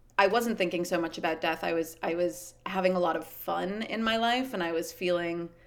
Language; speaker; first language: English; native; English